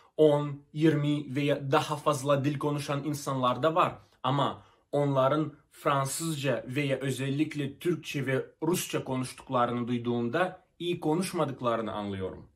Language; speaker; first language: Turkish; non-native, fluent; Russian